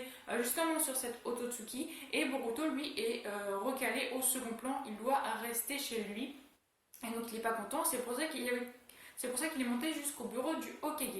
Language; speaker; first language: French; native; French